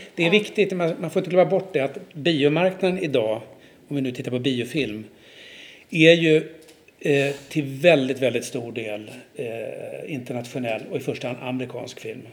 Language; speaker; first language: Swedish; native; Swedish